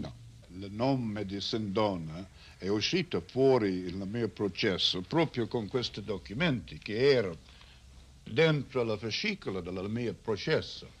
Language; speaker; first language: Italian; non-native, learner; English